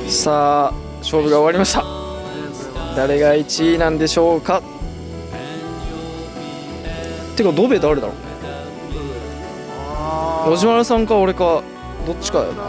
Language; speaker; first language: Japanese; native; Japanese